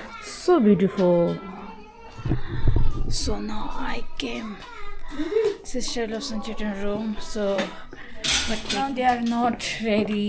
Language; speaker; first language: English; non-native, learner; Tibetan